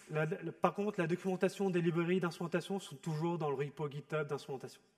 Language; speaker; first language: French; native; French